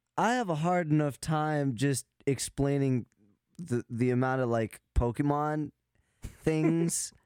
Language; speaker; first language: English; native; English